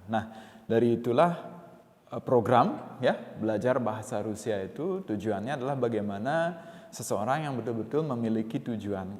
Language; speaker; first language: Indonesian; non-native, local second language; Balinese